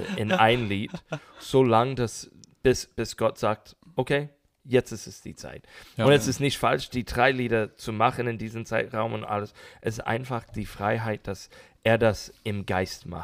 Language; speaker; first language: German; non-native, learner; English